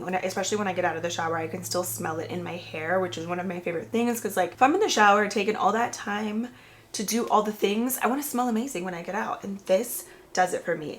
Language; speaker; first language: English; native; English